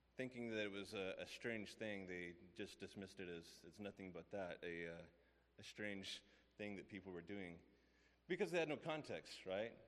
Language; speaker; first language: English; native; English